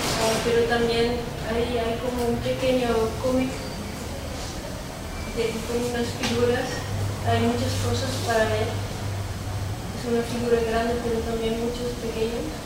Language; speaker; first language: Spanish; non-native, fluent; Dutch